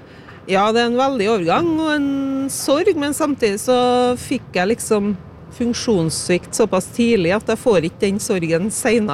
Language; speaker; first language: Norwegian; native; Norwegian